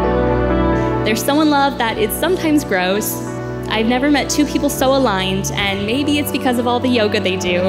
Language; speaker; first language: English; native; English